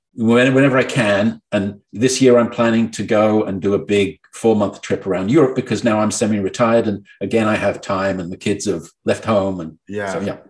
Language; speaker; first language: English; native; English